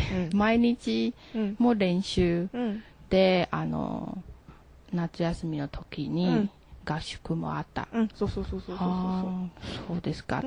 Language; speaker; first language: Japanese; non-native, learner; Chinese